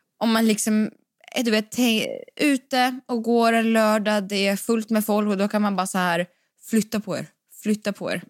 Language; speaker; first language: Swedish; native; Swedish